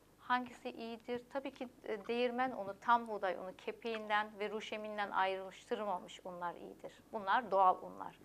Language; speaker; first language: Turkish; early bilingual, heritage; German